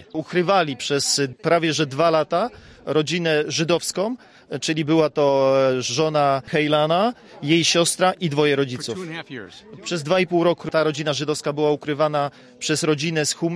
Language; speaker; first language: Polish; native; Polish